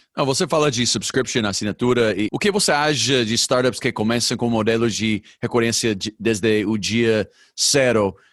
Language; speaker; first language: Portuguese; non-native, fluent; English